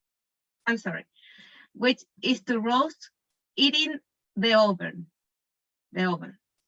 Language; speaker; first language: English; non-native, learner; Spanish